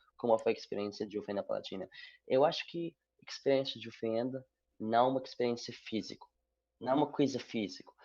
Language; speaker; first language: Portuguese; non-native, learner; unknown